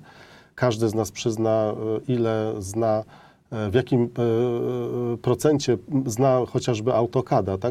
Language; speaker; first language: Polish; native; Polish